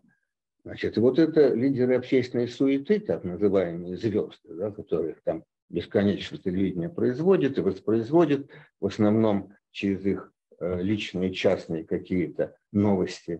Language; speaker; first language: Russian; native; Russian